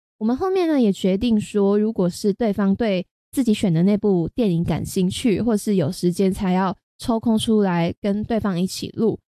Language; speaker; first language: Chinese; non-native, local second language; Cantonese